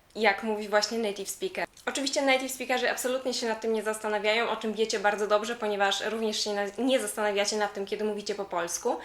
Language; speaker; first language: Polish; native; Polish